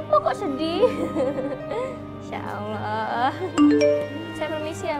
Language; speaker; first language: Indonesian; native; Indonesian